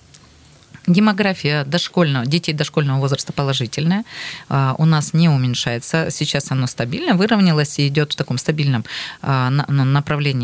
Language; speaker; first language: Russian; native; Russian